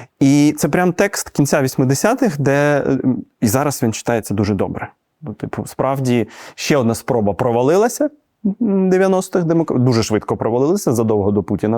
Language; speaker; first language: Ukrainian; native; Ukrainian